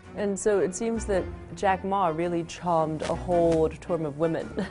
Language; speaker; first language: English; early bilingual, other home language; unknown